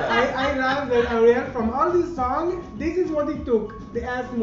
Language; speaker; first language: English; non-native, fluent; Hebrew